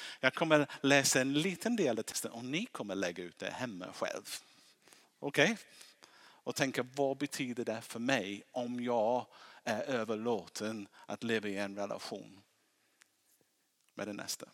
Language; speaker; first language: Swedish; non-native, fluent; English